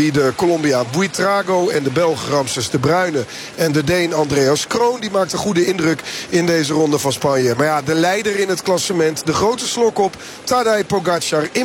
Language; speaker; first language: Dutch; non-native, fluent; Bosnian